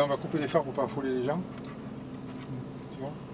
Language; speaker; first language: French; native; French